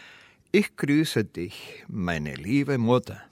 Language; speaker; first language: German; early bilingual, heritage; Spanish